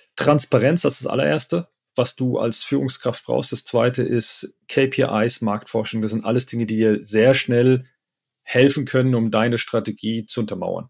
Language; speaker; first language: German; early bilingual, other home language; Arabic